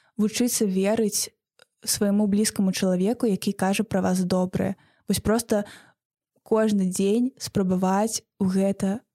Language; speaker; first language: Belarusian; non-native, local second language; Russian